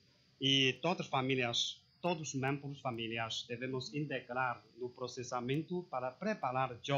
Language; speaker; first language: Portuguese; non-native, learner; Chinese